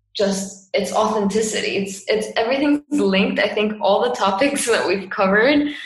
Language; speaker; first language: English; non-native, fluent; Greek